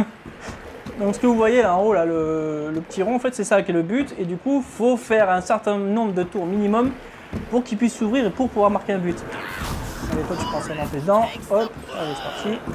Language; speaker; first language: French; native; French